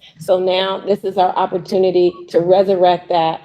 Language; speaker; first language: English; native; English